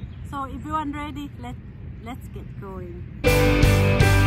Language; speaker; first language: English; non-native, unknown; Thai